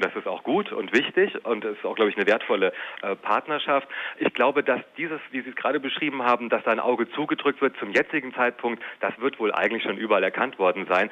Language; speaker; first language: German; native; German